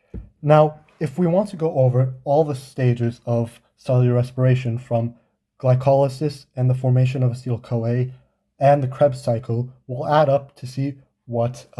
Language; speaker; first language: English; native; English